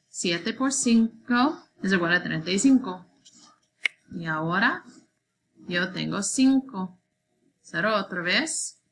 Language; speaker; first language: Spanish; non-native, learner; English